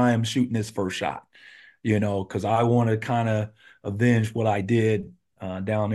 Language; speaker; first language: English; native; English